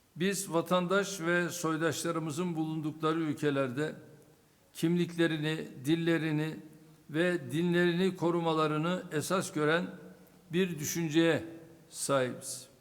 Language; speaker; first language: Turkish; native; Turkish